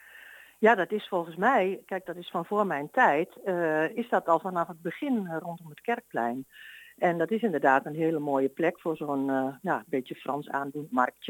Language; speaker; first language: Dutch; native; Dutch